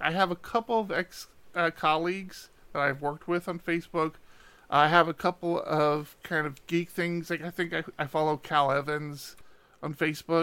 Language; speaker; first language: English; native; English